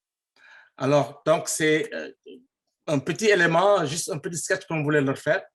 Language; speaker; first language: French; non-native, local second language; Fula